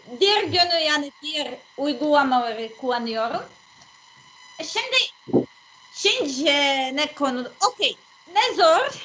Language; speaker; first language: Turkish; non-native, learner; Serbian